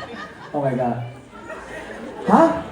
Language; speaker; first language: English; non-native, learner; Thai